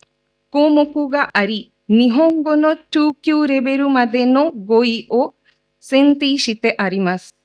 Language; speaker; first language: Japanese; non-native, fluent; Marathi